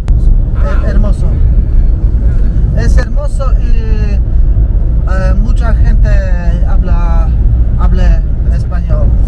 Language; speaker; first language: Spanish; non-native, learner; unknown